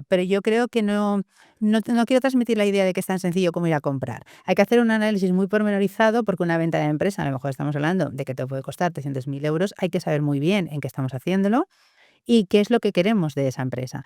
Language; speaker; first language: Spanish; native; Spanish